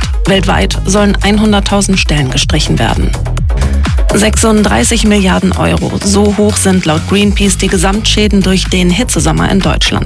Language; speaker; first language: German; native; German